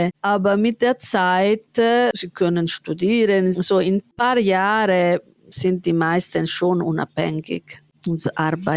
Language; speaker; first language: German; non-native, fluent; Italian